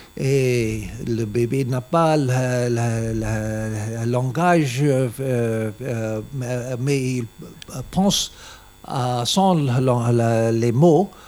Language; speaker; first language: French; non-native, learner; English